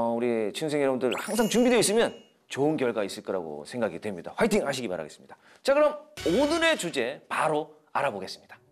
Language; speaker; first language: Korean; native; Korean